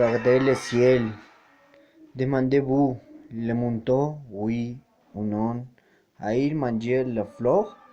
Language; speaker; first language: French; non-native, learner; Spanish